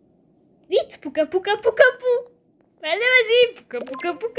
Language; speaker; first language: French; native; French